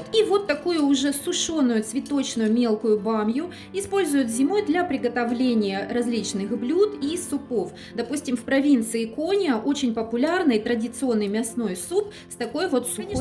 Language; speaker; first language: Russian; native; Russian